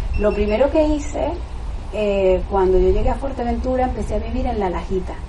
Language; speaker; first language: Spanish; native; Spanish